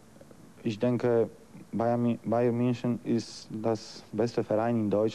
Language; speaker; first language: German; non-native, learner; Polish